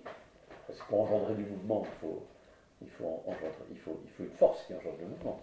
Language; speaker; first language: French; native; French